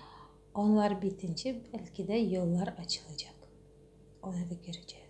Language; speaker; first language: Turkish; non-native, fluent; Russian